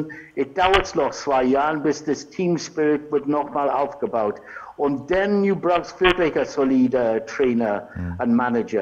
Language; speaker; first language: German; non-native, fluent; English